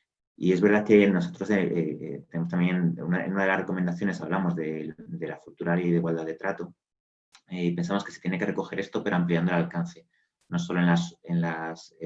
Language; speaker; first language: Spanish; native; Spanish